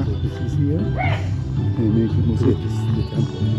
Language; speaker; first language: English; non-native, learner; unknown